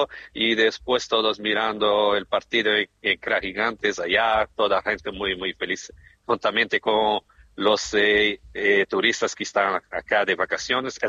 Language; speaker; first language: Spanish; non-native, fluent; Portuguese